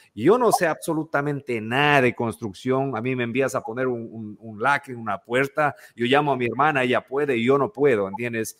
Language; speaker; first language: Spanish; native; Spanish